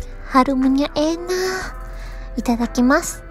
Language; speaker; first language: Indonesian; non-native, learner; Japanese